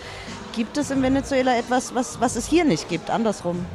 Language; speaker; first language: German; native; German